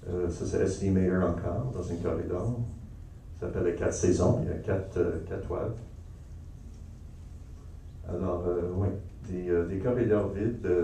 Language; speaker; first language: French; non-native, local second language; English